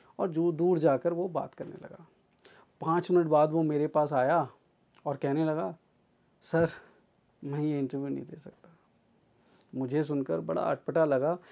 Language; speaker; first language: Hindi; native; Hindi